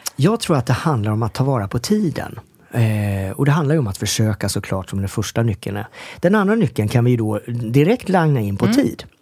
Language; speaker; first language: Swedish; early bilingual, other home language; Korean